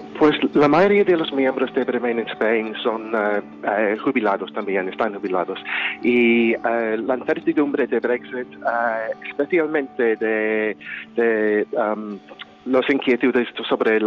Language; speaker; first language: Spanish; non-native, fluent; English